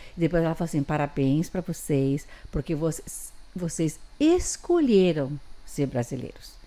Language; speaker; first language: Portuguese; early bilingual, other home language; Chinese